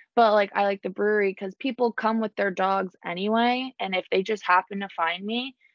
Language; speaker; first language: English; native; English